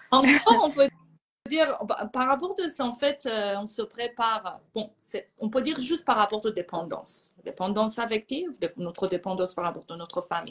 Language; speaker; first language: French; non-native, fluent; Persian